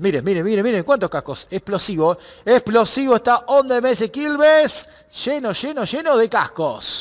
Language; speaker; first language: Spanish; native; Spanish